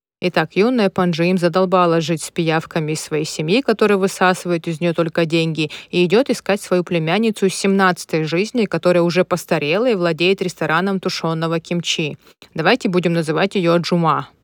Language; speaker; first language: Russian; native; Russian